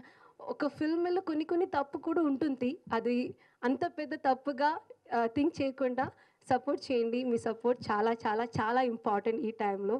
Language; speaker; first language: Telugu; non-native, learner; Malayalam